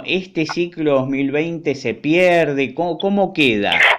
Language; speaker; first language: Spanish; native; Spanish